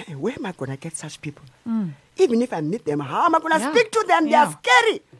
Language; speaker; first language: English; non-native, local second language; Xhosa